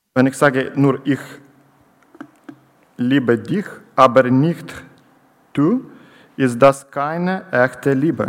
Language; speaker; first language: German; non-native, learner; Ukrainian